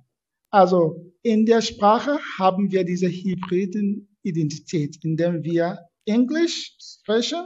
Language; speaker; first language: German; non-native, fluent; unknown